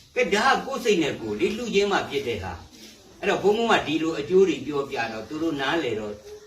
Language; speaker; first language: Burmese; native; Burmese